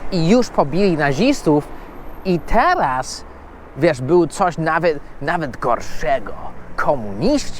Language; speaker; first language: Polish; non-native, fluent; English